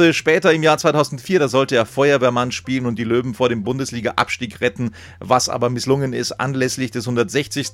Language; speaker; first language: German; native; German